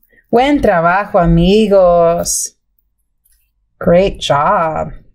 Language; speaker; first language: Spanish; early bilingual, heritage; Spanish